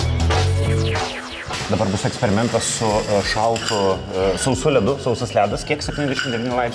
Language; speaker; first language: Lithuanian; native; Lithuanian